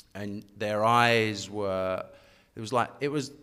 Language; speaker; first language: English; native; English